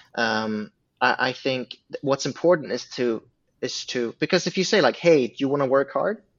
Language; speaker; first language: English; non-native, fluent; Swedish